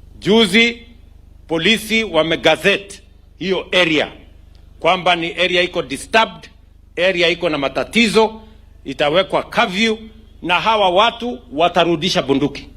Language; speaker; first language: Swahili; non-native, local second language; Kalenjin